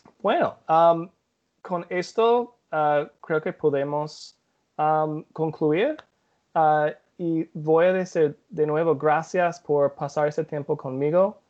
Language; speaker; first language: Spanish; non-native, learner; English